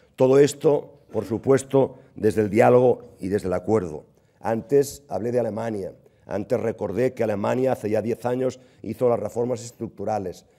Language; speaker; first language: Spanish; non-native, local second language; Catalan